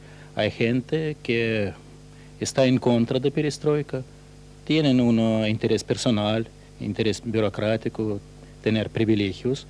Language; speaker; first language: Spanish; non-native, fluent; Russian